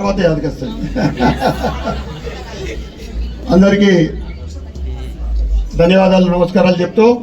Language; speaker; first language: Telugu; native; Telugu